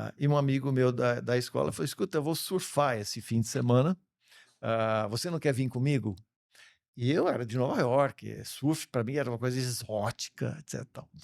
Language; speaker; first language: Portuguese; early bilingual, other home language; English